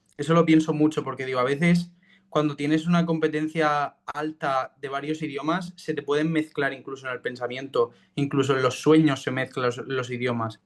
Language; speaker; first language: Spanish; native; Spanish